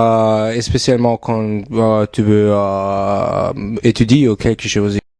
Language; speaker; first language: French; non-native, fluent; German